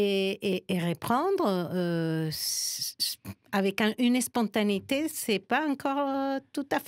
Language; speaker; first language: French; non-native, fluent; Spanish